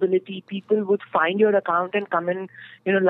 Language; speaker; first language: English; non-native, local second language; Hindi